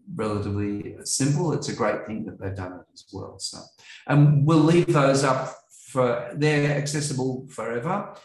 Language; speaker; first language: English; native; English